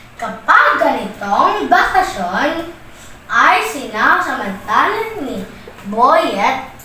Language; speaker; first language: Filipino; native; Filipino